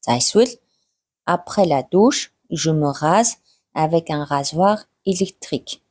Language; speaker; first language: French; non-native, fluent; Mongolian